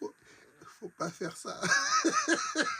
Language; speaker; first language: French; native; French